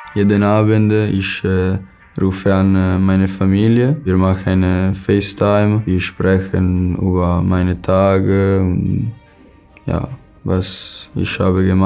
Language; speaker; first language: German; non-native, learner; Italian